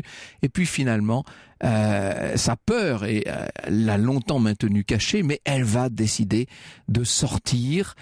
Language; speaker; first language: French; native; French